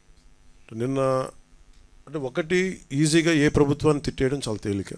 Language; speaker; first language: Telugu; native; Telugu